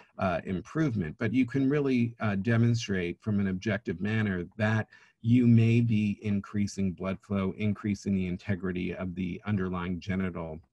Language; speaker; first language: English; native; English